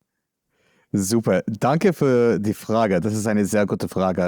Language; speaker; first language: German; non-native, learner; English